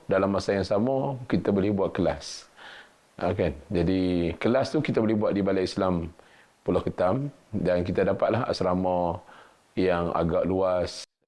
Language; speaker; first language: Malay; native; Malay